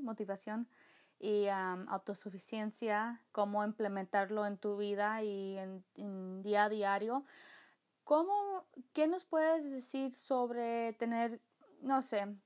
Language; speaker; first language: Spanish; early bilingual, heritage; Spanish